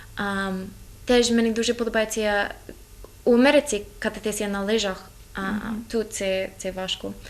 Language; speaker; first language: Ukrainian; non-native, learner; English